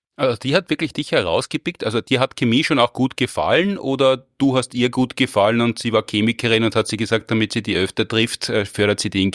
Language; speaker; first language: German; native; German